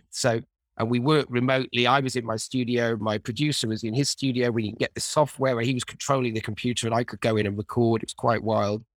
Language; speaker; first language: English; native; English